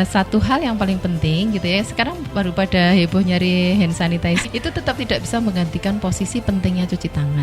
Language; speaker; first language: Indonesian; native; Indonesian